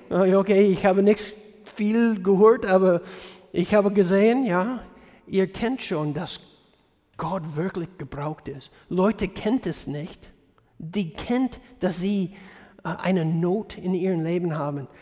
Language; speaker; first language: German; non-native, fluent; English